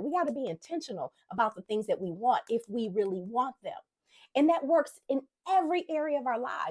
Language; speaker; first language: English; native; English